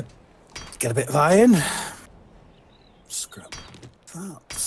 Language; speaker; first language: English; native; English